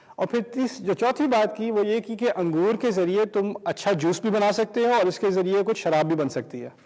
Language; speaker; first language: Urdu; early bilingual, heritage; Urdu